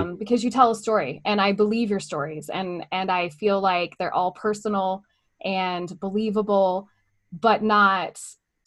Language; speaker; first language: English; native; English